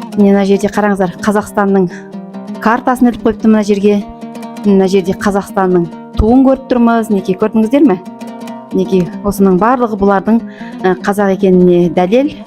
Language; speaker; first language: Kazakh; native; Kazakh